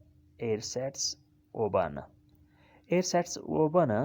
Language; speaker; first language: German; non-native, fluent; Urdu